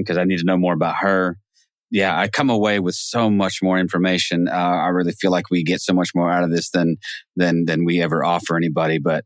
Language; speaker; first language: English; native; English